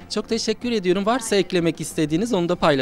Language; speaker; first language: Turkish; native; Turkish